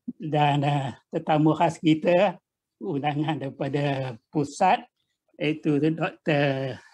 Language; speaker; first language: Malay; native; Malay